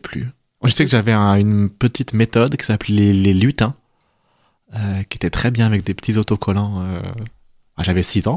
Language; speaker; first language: French; native; French